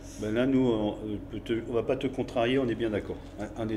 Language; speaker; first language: French; native; French